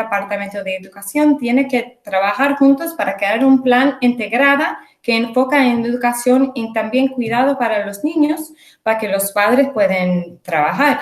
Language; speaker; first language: Spanish; early bilingual, heritage; English